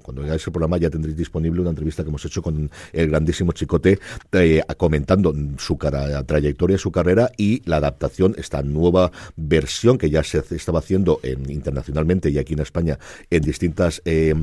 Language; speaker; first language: Spanish; native; Spanish